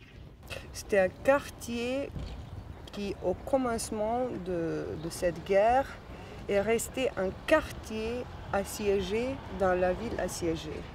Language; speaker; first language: French; non-native, fluent; Bosnian